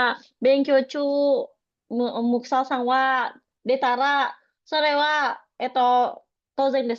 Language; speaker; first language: Japanese; non-native, fluent; Indonesian